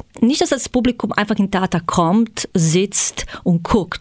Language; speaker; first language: German; non-native, fluent; Croatian